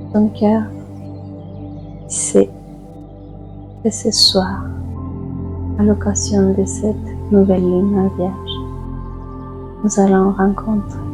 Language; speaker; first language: French; native; French